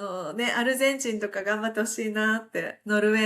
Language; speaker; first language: Japanese; native; Japanese